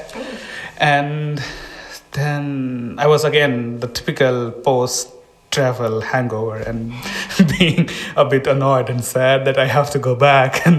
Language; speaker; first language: English; non-native, local second language; Hindi